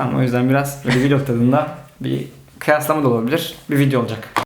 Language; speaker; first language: Turkish; native; Turkish